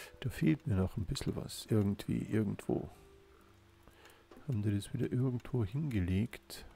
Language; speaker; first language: German; native; German